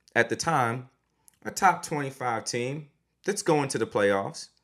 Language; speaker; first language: English; native; English